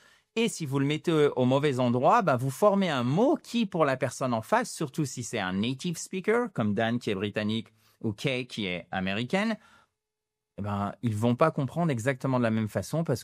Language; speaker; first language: French; native; French